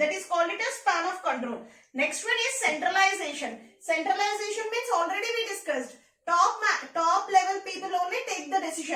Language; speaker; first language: English; non-native, local second language; Telugu